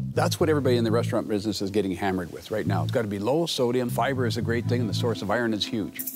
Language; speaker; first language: English; native; English